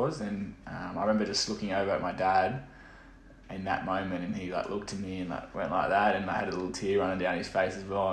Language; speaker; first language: English; native; English